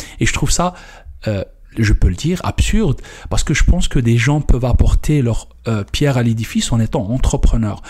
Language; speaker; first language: French; non-native, local second language; Kabyle